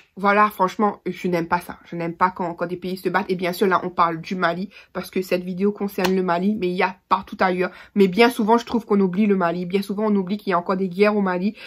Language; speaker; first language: French; native; French